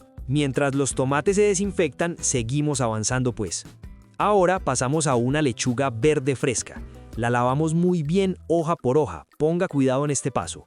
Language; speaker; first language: Spanish; native; Spanish